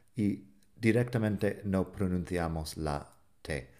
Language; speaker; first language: Spanish; non-native, fluent; English